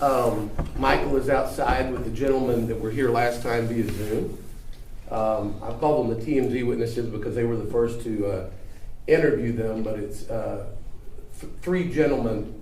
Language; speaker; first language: English; native; English